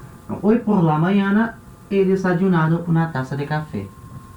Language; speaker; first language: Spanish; non-native, fluent; Portuguese